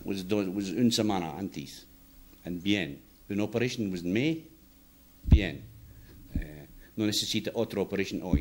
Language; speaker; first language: Spanish; non-native, learner; English